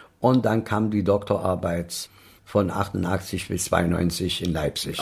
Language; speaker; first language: German; non-native, fluent; Spanish